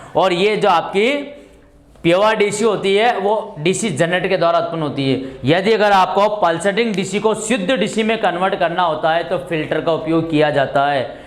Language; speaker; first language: Hindi; native; Hindi